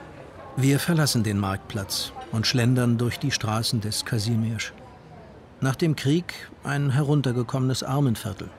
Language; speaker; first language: German; native; German